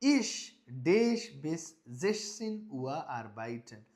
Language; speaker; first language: German; non-native, learner; Urdu